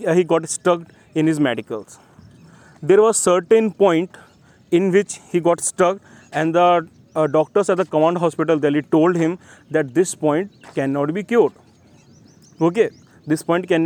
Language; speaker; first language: English; non-native, local second language; Hindi